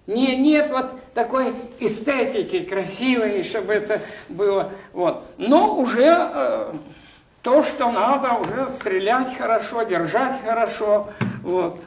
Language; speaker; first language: Russian; native; Russian